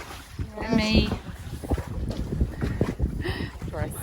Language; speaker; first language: English; native; English